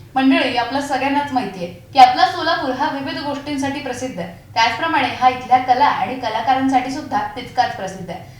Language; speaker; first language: Marathi; native; Marathi